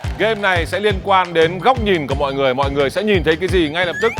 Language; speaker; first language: Vietnamese; native; Vietnamese